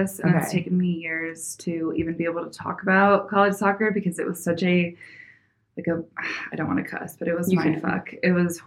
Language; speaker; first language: English; native; English